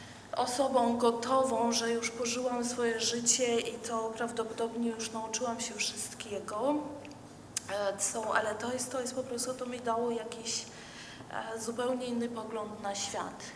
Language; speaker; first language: Polish; non-native, fluent; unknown